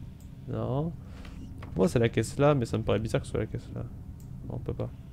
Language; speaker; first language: French; native; French